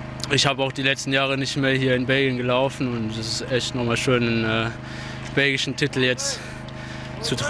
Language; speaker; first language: German; native; German